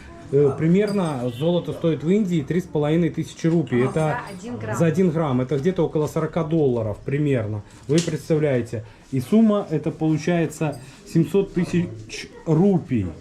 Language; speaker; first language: Russian; native; Russian